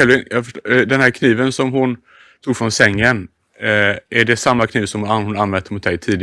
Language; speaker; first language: Swedish; native; Swedish